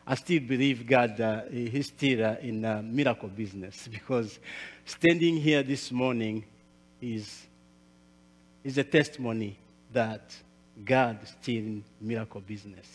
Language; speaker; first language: English; non-native, local second language; Kinyarwanda